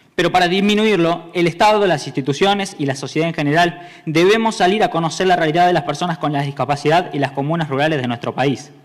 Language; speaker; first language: Spanish; native; Spanish